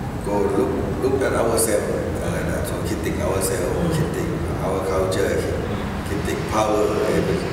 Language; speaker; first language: English; non-native, learner; Thai